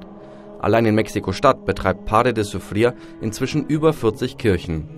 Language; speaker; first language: German; native; German